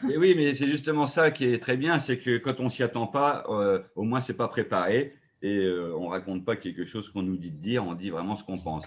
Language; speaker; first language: French; native; French